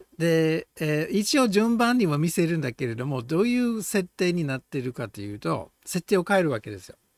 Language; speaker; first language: Japanese; non-native, fluent; English